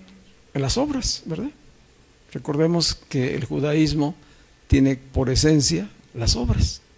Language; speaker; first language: Spanish; native; Spanish